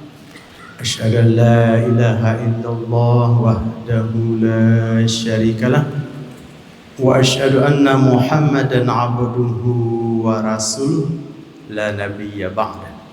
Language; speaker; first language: Indonesian; native; Indonesian